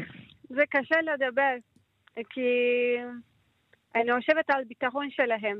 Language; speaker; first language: Hebrew; non-native, learner; Turkish